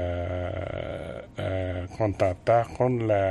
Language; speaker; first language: Spanish; non-native, learner; French